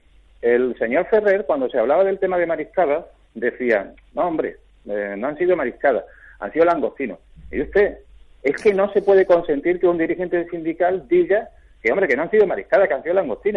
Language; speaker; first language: Spanish; native; Spanish